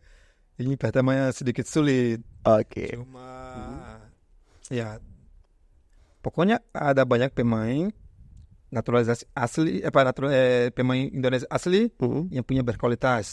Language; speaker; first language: Indonesian; non-native, fluent; Portuguese